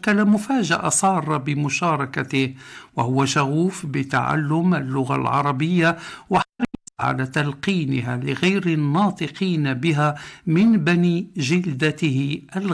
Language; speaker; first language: Arabic; native; Arabic